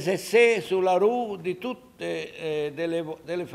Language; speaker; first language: French; non-native, learner; Italian